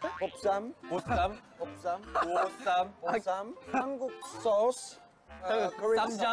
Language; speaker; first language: Korean; non-native, learner; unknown